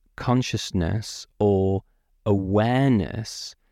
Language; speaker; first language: English; native; English